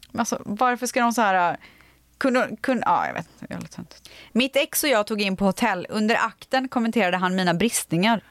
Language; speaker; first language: Swedish; native; Swedish